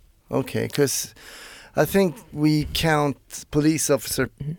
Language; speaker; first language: English; non-native, fluent; Swedish